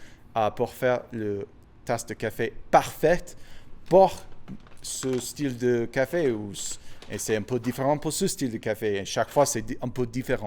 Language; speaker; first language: French; non-native, fluent; English